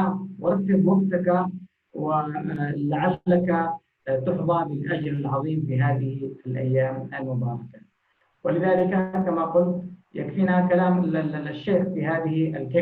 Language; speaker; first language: Arabic; native; Arabic